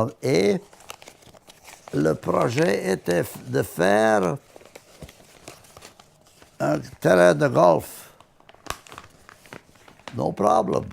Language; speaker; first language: French; non-native, learner; Latvian